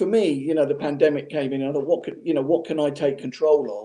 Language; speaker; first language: English; native; English